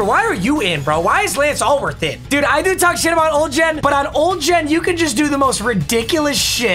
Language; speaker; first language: English; native; English